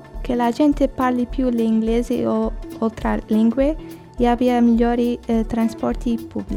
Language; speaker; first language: Italian; non-native, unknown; Portuguese